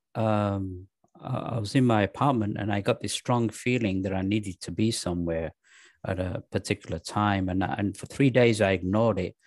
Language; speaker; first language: English; native; English